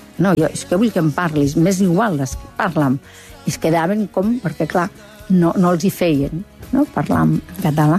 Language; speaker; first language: Catalan; native; Catalan